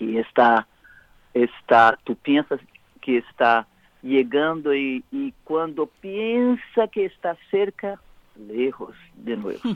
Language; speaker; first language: Spanish; non-native, learner; Portuguese